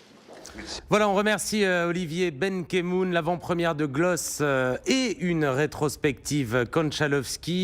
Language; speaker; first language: French; native; French